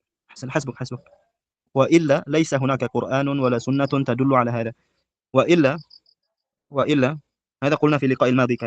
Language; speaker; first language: Arabic; non-native, fluent; Indonesian